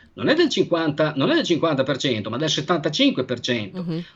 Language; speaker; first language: Italian; native; Italian